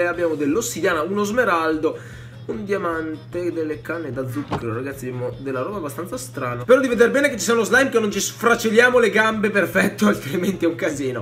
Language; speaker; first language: Italian; native; Italian